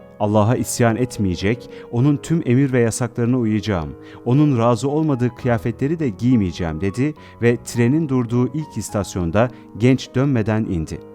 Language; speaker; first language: Turkish; native; Turkish